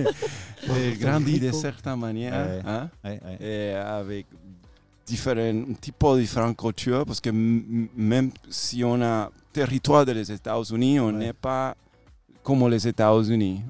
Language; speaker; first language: French; non-native, fluent; Spanish